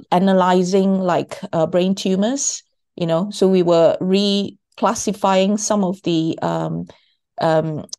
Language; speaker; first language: English; non-native, local second language; Cantonese